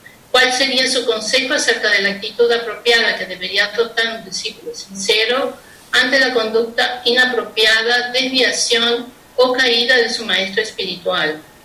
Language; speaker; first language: Spanish; native; Spanish